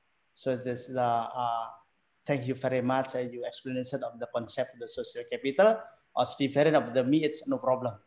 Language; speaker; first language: English; non-native, learner; Indonesian